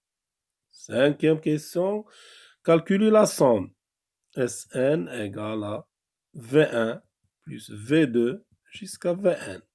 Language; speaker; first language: French; non-native, local second language; Arabic